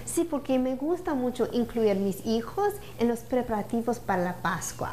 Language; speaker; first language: Spanish; non-native, learner; English